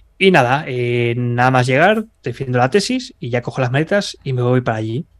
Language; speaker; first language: Spanish; native; Spanish